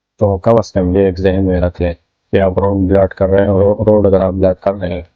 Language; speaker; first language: Urdu; non-native, local second language; Pashto